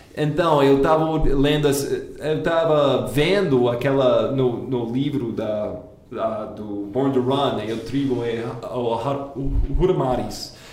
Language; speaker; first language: Portuguese; non-native, fluent; English